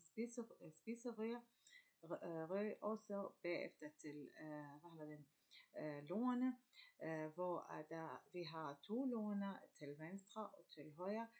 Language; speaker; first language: Danish; non-native, learner; Arabic